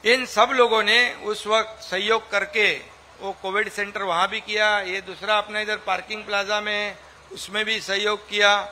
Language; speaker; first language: Hindi; non-native, local second language; Marathi